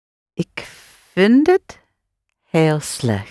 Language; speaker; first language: Dutch; non-native, learner; English